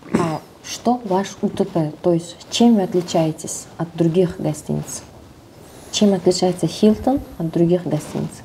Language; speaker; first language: Russian; non-native, local second language; Uzbek